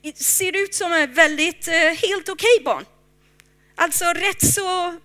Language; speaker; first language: Swedish; non-native, fluent; English